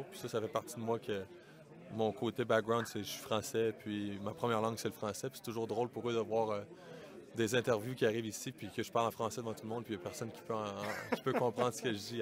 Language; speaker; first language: French; native; French